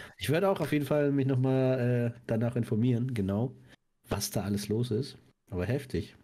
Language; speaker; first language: German; native; German